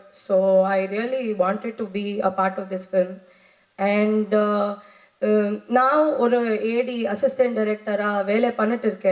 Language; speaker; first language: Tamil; non-native, learner; Kannada